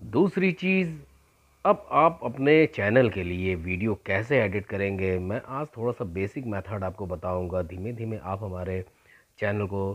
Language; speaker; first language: Hindi; native; Hindi